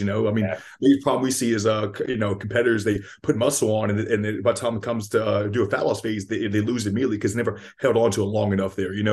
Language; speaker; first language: English; native; English